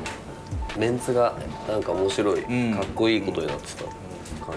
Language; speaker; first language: Japanese; native; Japanese